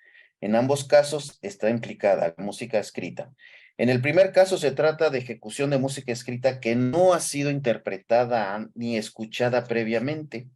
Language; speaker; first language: Spanish; native; Spanish